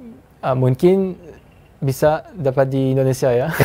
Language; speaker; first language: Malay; non-native, fluent; French